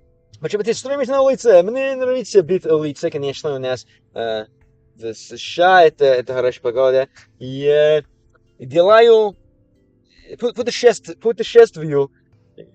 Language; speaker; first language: Russian; non-native, learner; English